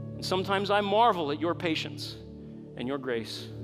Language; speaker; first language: English; native; English